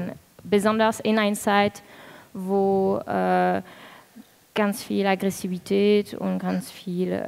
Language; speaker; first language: German; non-native, fluent; French